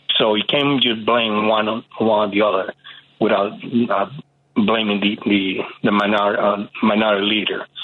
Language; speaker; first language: English; early bilingual, other home language; Spanish